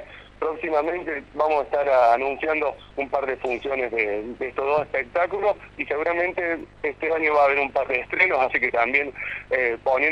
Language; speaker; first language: Spanish; native; Spanish